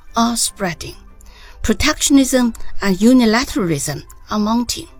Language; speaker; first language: English; non-native, fluent; Chinese